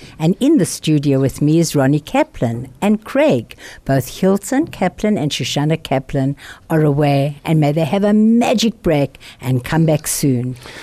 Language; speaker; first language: English; native; English